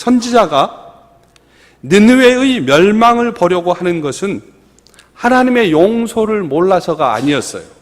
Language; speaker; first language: Korean; native; Korean